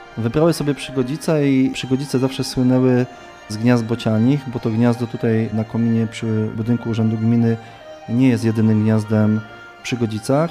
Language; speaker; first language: Polish; native; Polish